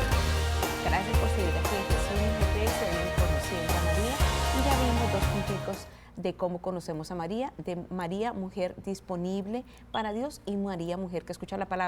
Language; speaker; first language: Spanish; native; Spanish